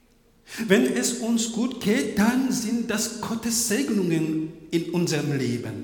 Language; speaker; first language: German; non-native, fluent; French